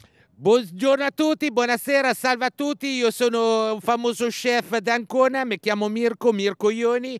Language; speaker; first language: Italian; native; Italian